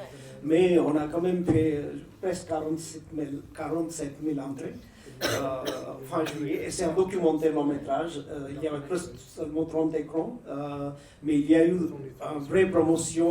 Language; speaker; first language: French; non-native, fluent; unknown